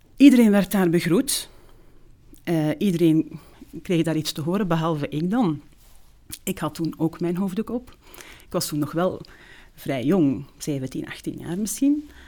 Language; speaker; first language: Dutch; early bilingual, other home language; Turkish